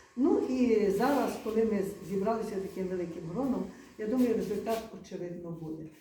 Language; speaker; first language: Ukrainian; native; Ukrainian